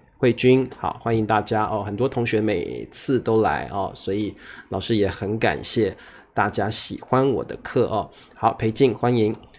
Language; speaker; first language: Chinese; native; Chinese